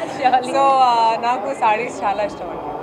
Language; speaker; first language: Telugu; non-native, fluent; Hindi